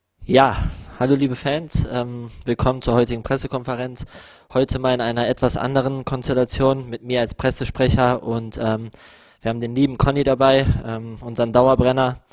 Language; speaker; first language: German; native; German